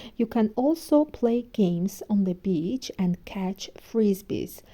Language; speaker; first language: English; non-native, fluent; Azerbaijani